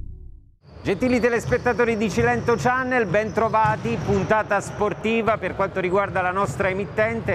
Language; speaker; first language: Italian; native; Italian